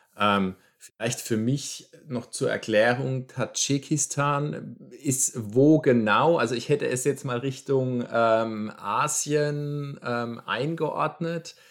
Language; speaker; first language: German; native; German